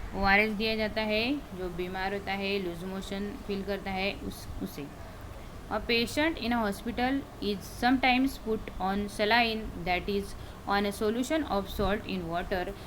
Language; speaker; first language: Hindi; non-native, local second language; Marathi